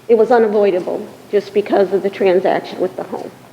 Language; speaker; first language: English; native; English